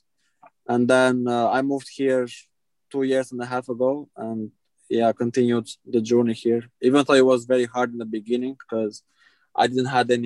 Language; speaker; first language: English; non-native, fluent; Albanian